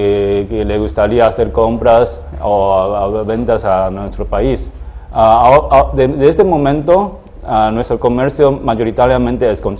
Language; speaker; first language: Spanish; non-native, fluent; Chinese